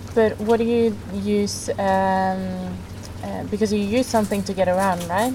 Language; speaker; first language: English; non-native, fluent; Norwegian